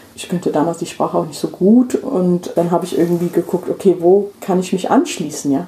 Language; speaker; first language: German; non-native, fluent; English